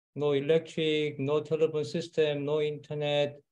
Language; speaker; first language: English; non-native, learner; Korean